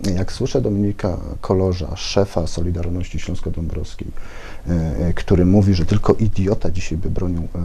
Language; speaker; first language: Polish; native; Polish